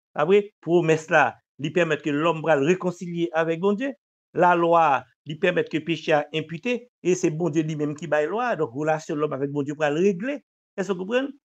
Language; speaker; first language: French; non-native, local second language; Haitian Creole